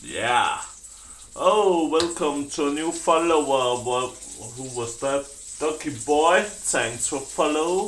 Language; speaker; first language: English; non-native, learner; Danish